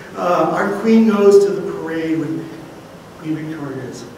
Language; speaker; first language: English; native; English